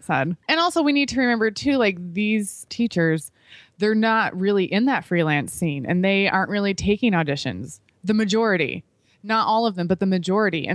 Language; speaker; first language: English; native; English